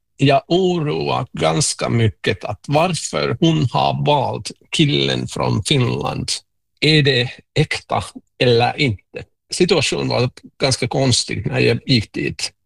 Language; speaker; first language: Swedish; non-native, local second language; Finnish